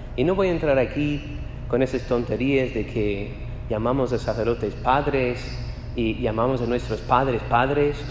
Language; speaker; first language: Spanish; non-native, fluent; English